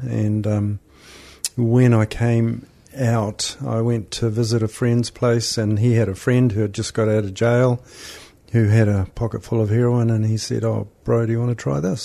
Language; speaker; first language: English; native; English